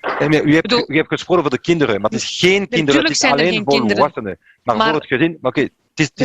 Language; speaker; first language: Dutch; non-native, local second language; French